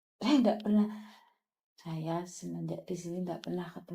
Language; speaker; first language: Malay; non-native, local second language; Javanese